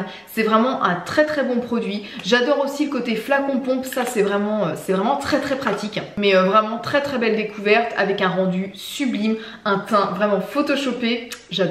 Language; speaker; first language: French; native; French